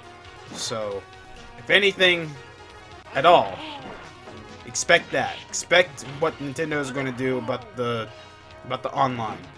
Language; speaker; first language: English; native; English